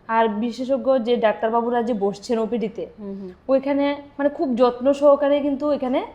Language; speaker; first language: Bangla; native; Bangla